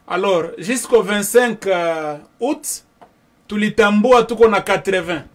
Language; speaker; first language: French; non-native, local second language; Swahili